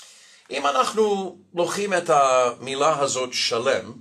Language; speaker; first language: Hebrew; non-native, fluent; English